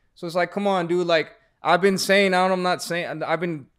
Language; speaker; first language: English; native; English